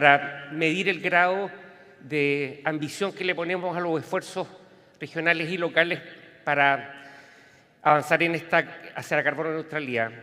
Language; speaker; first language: Spanish; native; Spanish